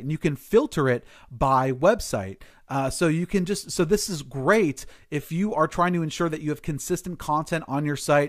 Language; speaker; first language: English; native; English